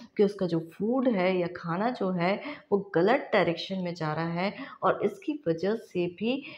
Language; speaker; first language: Hindi; non-native, local second language; Marathi